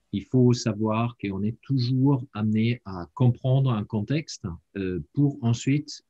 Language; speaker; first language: French; non-native, fluent; German